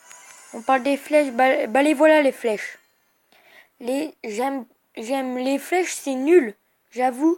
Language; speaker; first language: French; native; French